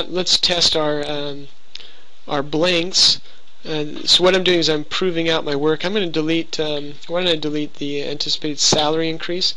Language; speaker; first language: English; native; English